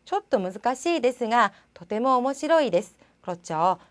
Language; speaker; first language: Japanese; non-native, fluent; Korean